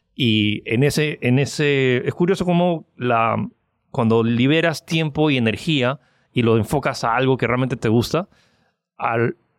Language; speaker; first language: Spanish; early bilingual, other home language; French